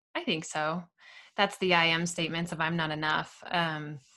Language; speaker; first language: English; native; English